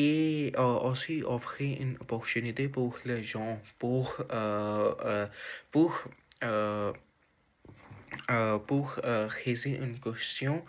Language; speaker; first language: French; non-native, learner; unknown